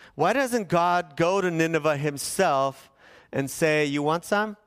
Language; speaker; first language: English; native; English